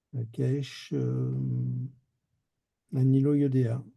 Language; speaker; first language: Hebrew; non-native, learner; French